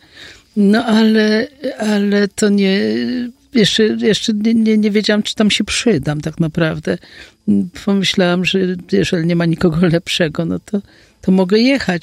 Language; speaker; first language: Polish; native; Polish